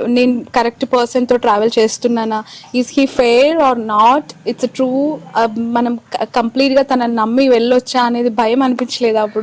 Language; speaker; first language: Telugu; native; Telugu